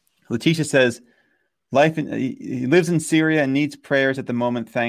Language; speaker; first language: English; native; English